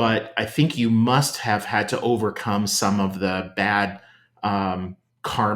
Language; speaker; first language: English; native; English